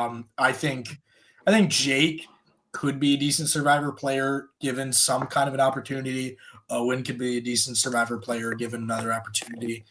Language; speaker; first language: English; native; English